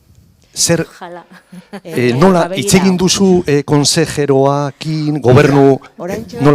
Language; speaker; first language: Basque; non-native, local second language; Spanish